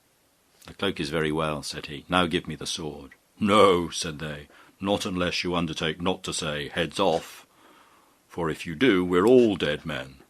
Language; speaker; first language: English; native; English